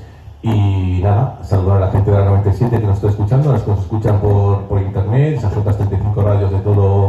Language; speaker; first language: Spanish; native; Spanish